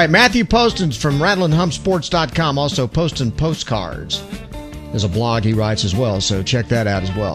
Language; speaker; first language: English; native; English